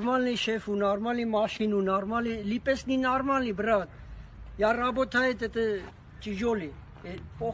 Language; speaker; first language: Russian; non-native, learner; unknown